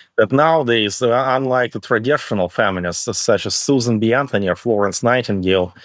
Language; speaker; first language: English; early bilingual, other home language; Russian